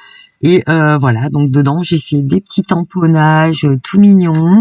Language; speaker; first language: French; native; French